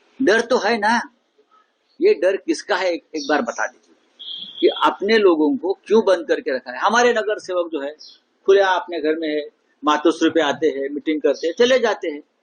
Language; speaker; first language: Hindi; non-native, local second language; Marathi